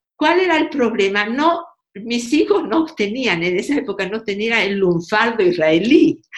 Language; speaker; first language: Spanish; native; Spanish